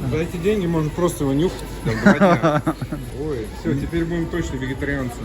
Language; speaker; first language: Russian; native; Russian